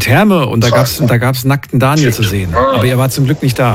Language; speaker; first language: German; native; German